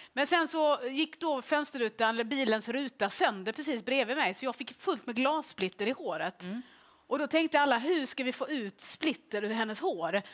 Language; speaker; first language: Swedish; native; Swedish